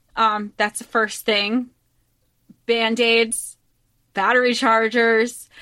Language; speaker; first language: English; native; English